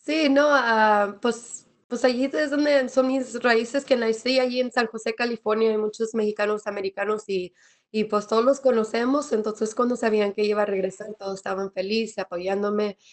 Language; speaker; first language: Spanish; early bilingual, other home language; English